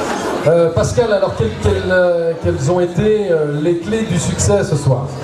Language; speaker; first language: French; native; French